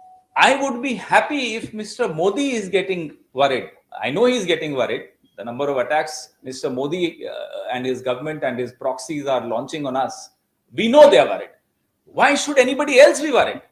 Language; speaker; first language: English; non-native, local second language; Hindi